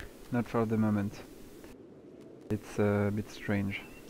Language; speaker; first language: English; non-native, learner; French